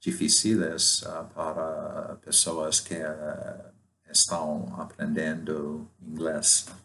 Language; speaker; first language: Portuguese; non-native, fluent; English